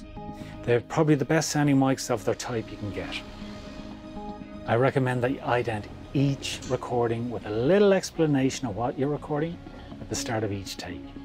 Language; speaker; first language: English; native; English